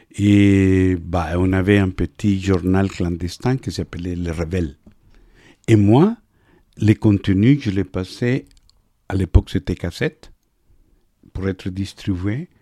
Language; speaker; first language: French; non-native, fluent; Spanish